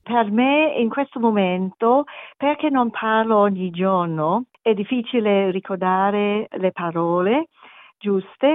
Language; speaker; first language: Italian; non-native, learner; German